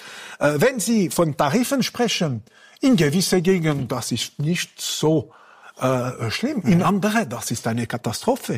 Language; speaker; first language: German; non-native, local second language; French